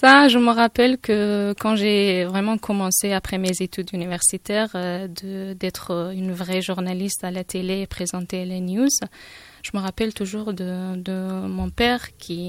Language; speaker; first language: French; non-native, fluent; Persian